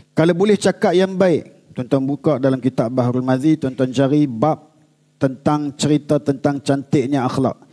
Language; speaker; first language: Malay; native; Malay